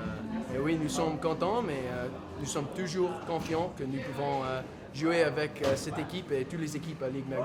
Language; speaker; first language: French; non-native, fluent; English